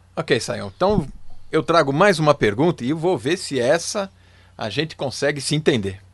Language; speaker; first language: Portuguese; native; Portuguese